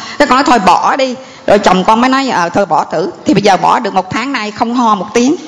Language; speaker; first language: Vietnamese; native; Vietnamese